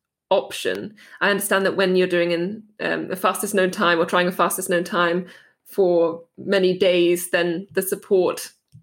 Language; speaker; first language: English; native; English